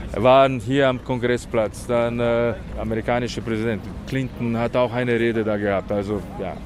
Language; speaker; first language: German; non-native, fluent; Slovenian